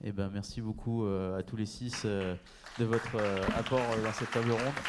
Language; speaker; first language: French; native; French